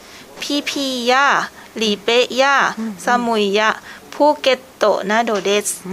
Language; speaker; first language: Japanese; non-native, learner; Thai